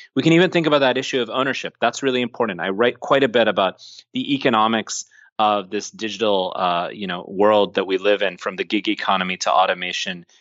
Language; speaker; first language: English; native; English